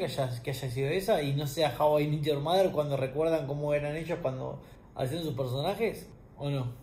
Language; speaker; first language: Spanish; native; Spanish